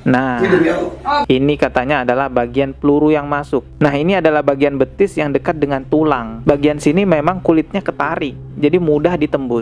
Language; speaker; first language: Indonesian; native; Indonesian